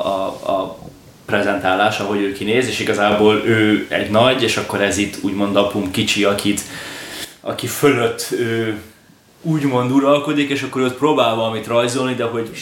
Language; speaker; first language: Hungarian; native; Hungarian